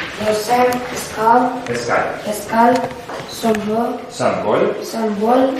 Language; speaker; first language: French; non-native, learner; Russian